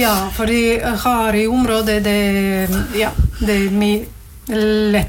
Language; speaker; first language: Norwegian; non-native, learner; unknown